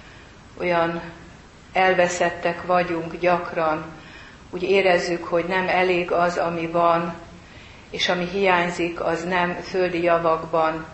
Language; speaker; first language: Hungarian; native; Hungarian